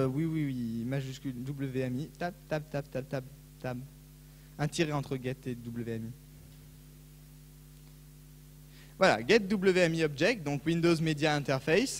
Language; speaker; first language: French; native; French